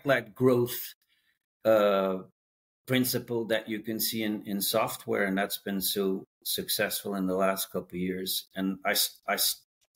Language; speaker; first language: English; non-native, fluent; Dutch